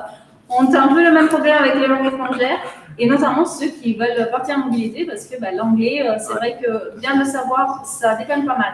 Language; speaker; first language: French; native; French